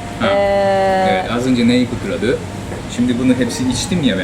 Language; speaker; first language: Turkish; non-native, fluent; Japanese